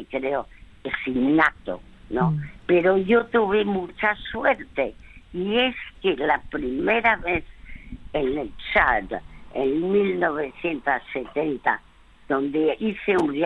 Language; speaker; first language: Spanish; early bilingual, other home language; French